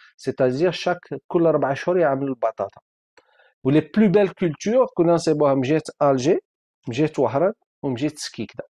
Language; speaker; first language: French; non-native, local second language; Arabic